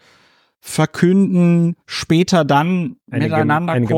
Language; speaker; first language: German; native; German